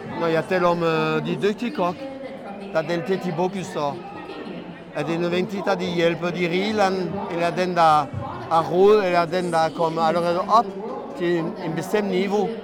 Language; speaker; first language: Danish; non-native, fluent; French